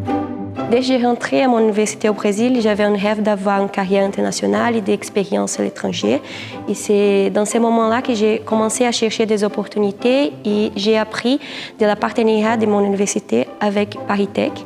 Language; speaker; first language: French; non-native, fluent; Portuguese